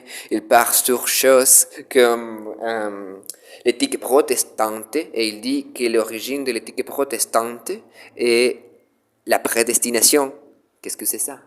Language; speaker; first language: French; non-native, learner; Spanish